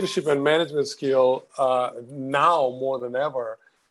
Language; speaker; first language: English; non-native, local second language; Bangla